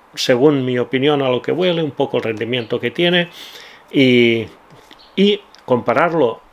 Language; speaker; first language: Spanish; non-native, local second language; Catalan